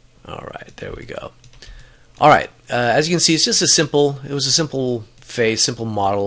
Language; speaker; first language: English; native; English